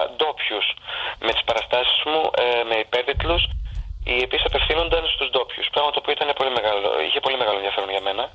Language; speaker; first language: Greek; native; Greek